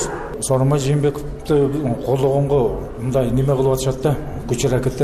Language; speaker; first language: Kyrgyz; native; Kyrgyz